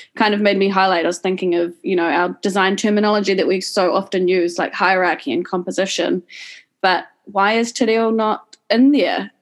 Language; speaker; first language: English; native; English